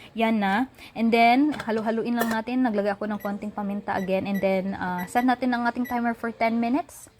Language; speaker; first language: Filipino; non-native, local second language; Cebuano